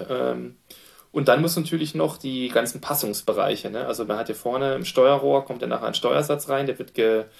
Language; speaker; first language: German; native; German